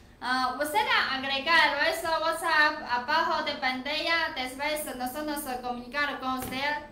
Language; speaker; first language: Spanish; non-native, learner; Chinese